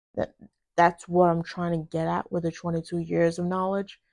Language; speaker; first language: English; non-native, local second language; Yoruba